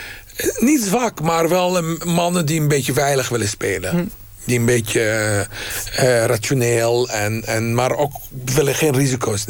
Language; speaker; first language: Dutch; non-native, fluent; Arabic